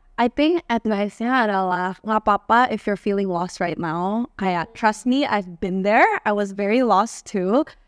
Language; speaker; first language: English; non-native, fluent; Indonesian